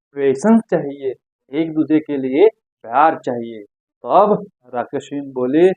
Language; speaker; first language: Hindi; non-native, local second language; Marathi